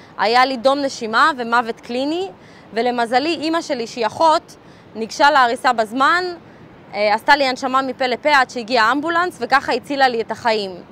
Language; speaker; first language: Hebrew; early bilingual, other home language; Russian